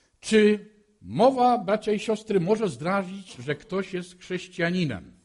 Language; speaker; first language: Polish; native; Polish